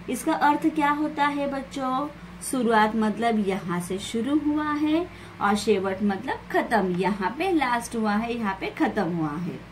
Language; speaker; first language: Hindi; non-native, local second language; Marathi